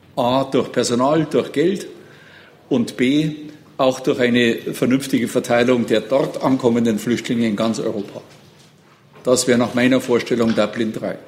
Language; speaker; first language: German; native; German